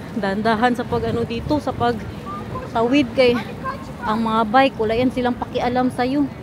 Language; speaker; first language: Filipino; non-native, local second language; Cebuano